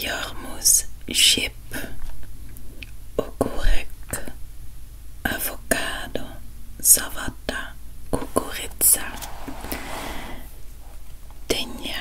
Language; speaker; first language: Polish; non-native, learner; Dutch